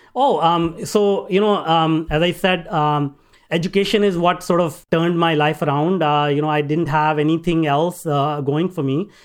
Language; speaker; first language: English; non-native, local second language; Hindi